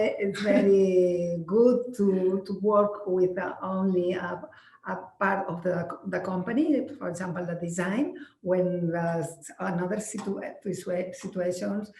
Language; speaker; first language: English; non-native, learner; Spanish